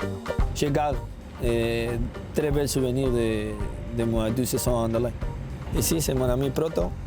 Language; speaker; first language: French; non-native, learner; Spanish